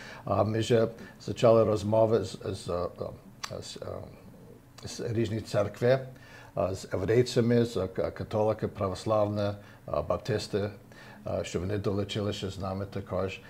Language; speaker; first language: Ukrainian; early bilingual, heritage; Ukrainian